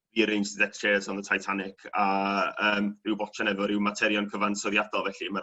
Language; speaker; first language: Welsh; native; Welsh